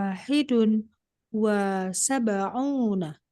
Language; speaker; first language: Arabic; non-native, learner; Indonesian